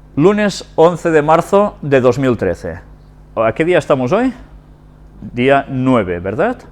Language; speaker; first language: Spanish; non-native, local second language; Catalan